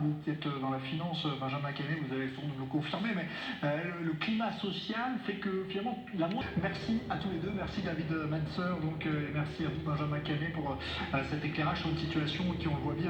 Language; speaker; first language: French; native; French